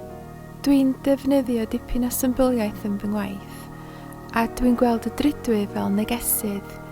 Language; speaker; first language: Welsh; native; Welsh